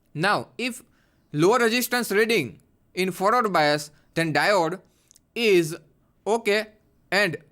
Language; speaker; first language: English; non-native, local second language; Gujarati